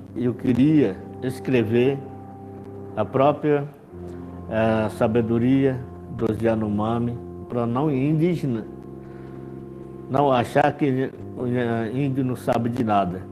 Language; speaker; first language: Portuguese; non-native, local second language; Yanomámi